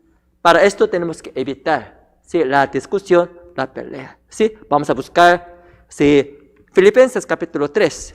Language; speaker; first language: Spanish; non-native, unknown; Korean